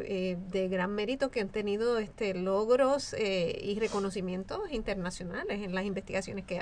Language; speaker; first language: Spanish; native; Spanish